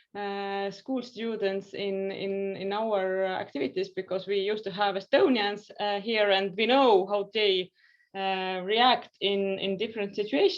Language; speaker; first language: English; non-native, fluent; Estonian